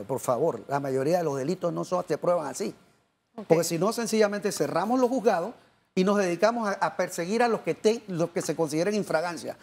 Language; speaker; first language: Spanish; native; Spanish